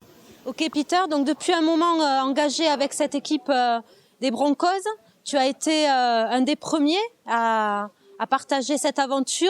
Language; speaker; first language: French; native; French